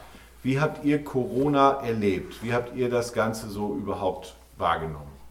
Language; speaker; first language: German; native; German